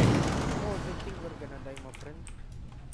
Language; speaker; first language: English; non-native, learner; Filipino